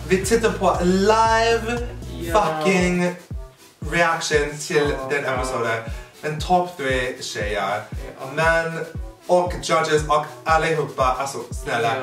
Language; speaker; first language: Swedish; non-native, fluent; English